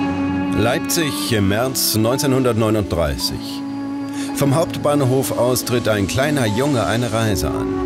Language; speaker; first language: German; native; German